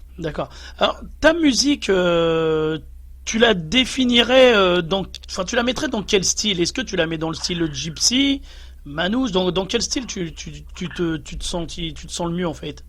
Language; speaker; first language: French; native; French